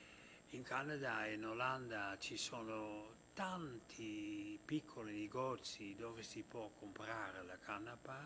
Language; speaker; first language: Italian; non-native, fluent; Dutch